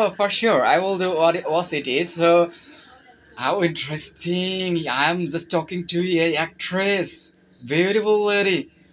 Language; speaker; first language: English; non-native, learner; Bangla